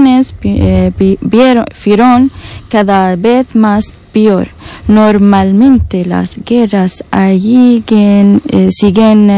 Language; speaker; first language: Spanish; non-native, learner; Arabic